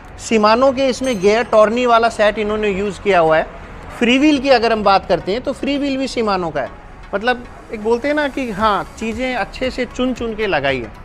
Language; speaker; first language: Hindi; native; Hindi